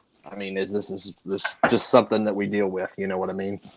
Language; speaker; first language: English; native; English